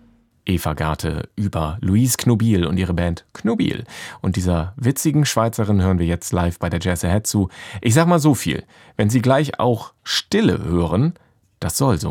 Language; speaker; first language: German; native; German